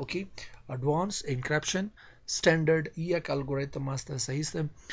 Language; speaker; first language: English; non-native, fluent; Persian